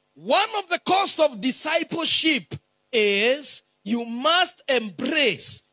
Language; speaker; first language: English; non-native, local second language; Swahili